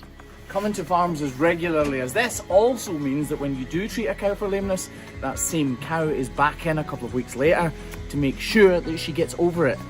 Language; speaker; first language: English; native; English